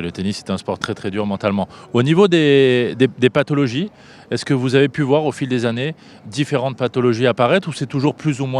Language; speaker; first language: French; native; French